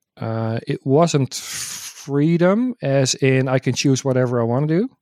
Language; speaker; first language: English; non-native, fluent; Dutch